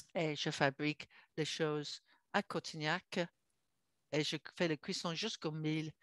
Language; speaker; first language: French; non-native, learner; English